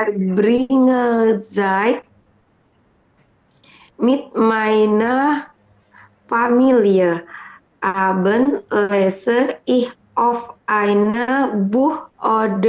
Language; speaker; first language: German; non-native, learner; Indonesian